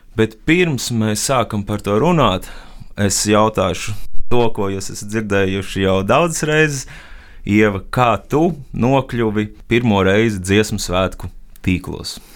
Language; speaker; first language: Latvian; native; Latvian